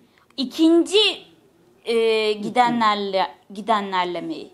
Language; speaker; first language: Turkish; native; Turkish